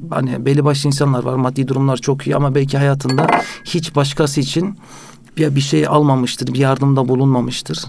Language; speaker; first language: Turkish; early bilingual, heritage; Turkish